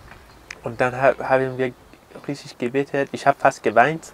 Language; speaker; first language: German; non-native, learner; Persian